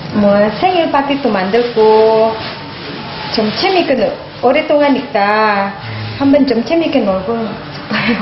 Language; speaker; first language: Korean; non-native, learner; Indonesian